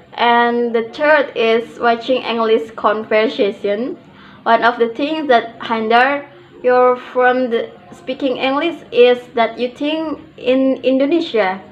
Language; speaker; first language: English; non-native, learner; Indonesian